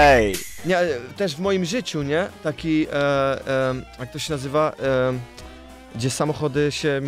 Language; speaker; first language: Polish; early bilingual, other home language; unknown